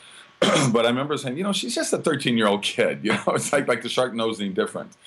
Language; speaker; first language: English; native; English